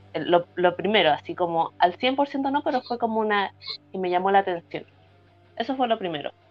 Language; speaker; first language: Spanish; native; Spanish